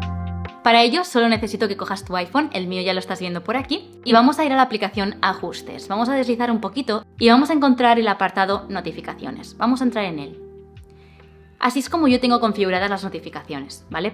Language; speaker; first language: Spanish; native; Spanish